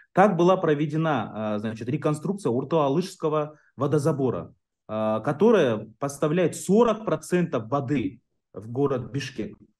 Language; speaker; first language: Russian; non-native, local second language; Kyrgyz